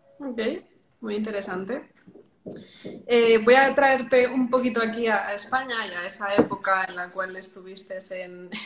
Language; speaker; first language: Spanish; native; Spanish